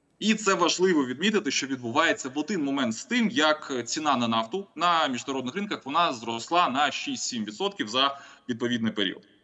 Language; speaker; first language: Ukrainian; non-native, local second language; Russian